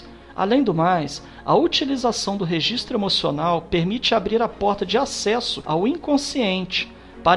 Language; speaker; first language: Portuguese; native; Portuguese